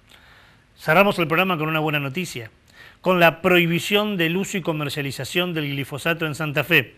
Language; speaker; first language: Spanish; native; Spanish